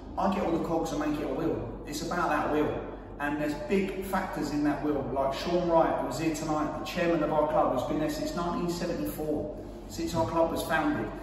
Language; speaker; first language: English; native; English